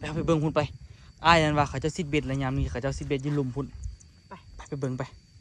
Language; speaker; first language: Thai; native; Thai